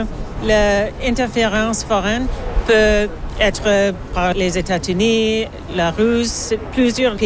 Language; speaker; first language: French; non-native, local second language; English